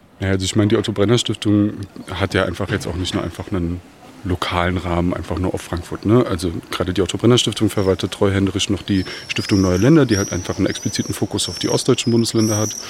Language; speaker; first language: German; early bilingual, other home language; Bosnian